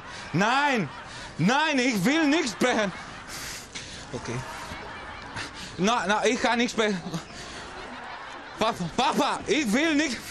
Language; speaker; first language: German; non-native, learner; Romanian